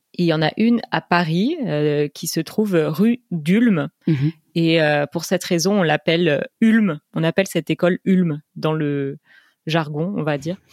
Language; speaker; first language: French; native; French